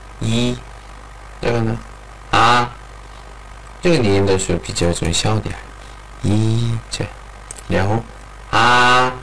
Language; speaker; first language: Chinese; non-native, learner; Korean